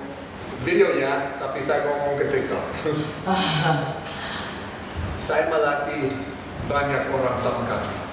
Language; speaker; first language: Indonesian; non-native, fluent; English